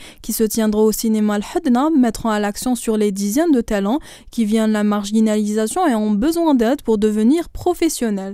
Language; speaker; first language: French; non-native, local second language; Arabic